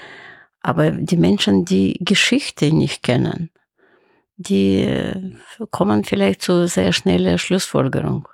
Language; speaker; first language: German; non-native, fluent; Russian